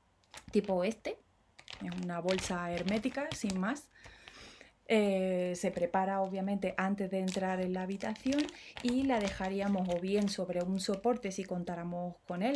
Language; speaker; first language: Spanish; native; Spanish